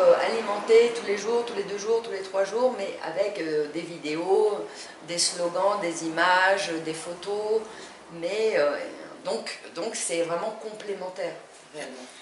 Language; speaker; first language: French; non-native, fluent; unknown